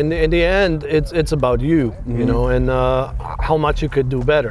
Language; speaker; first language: English; non-native, fluent; German